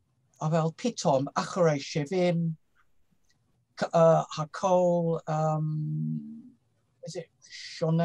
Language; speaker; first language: Hebrew; non-native, learner; English